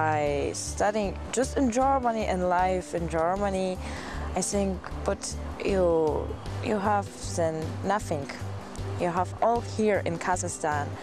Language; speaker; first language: English; non-native, learner; German